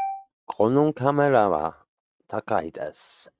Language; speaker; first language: Japanese; non-native, learner; English